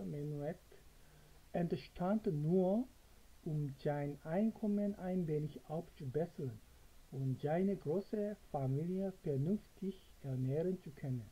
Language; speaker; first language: German; non-native, fluent; Korean